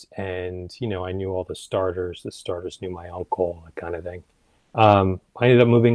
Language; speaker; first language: English; native; English